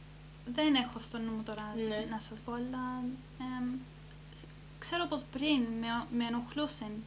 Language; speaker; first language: Greek; early bilingual, heritage; Greek